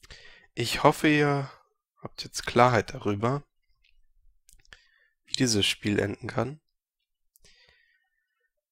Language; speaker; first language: German; native; German